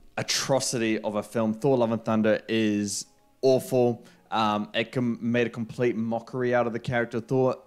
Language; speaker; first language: English; native; English